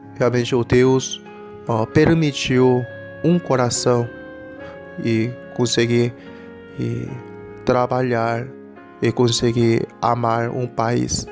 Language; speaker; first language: Portuguese; non-native, learner; Korean